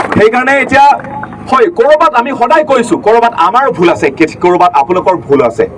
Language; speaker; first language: Assamese; non-native, local second language; Karbi